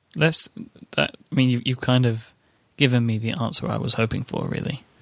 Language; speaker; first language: English; native; English